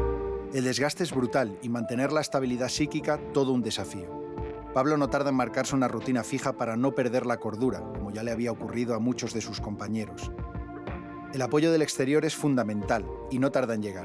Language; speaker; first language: Spanish; native; Spanish